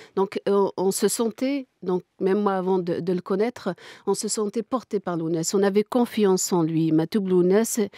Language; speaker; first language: French; non-native, local second language; Kabyle